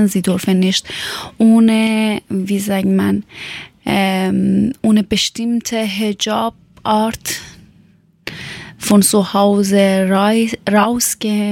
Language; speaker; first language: German; non-native, learner; Persian